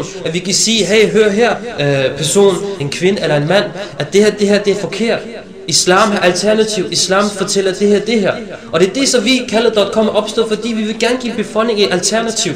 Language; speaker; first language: Danish; early bilingual, other home language; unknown